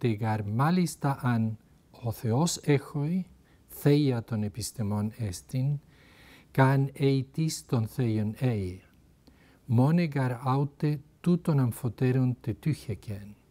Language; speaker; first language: Greek; non-native, fluent; Spanish